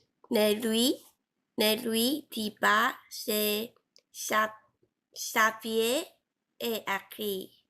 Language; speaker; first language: French; non-native, learner; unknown